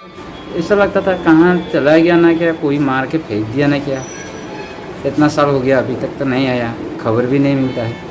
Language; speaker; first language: Hindi; non-native, local second language; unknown